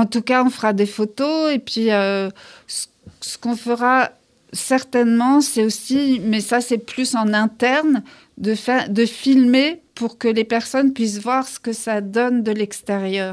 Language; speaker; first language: French; native; French